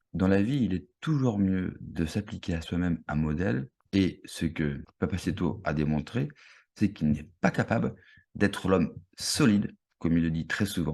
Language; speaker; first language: French; native; French